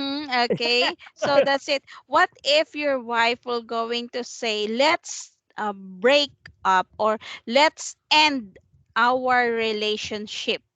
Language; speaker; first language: English; non-native, fluent; Vietnamese